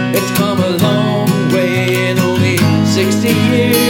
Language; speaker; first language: English; native; English